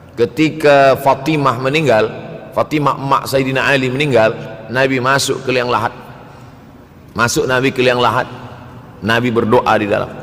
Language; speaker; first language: Malay; native; Malay